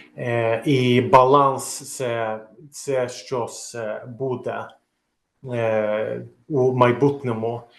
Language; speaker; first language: Ukrainian; non-native, learner; Swedish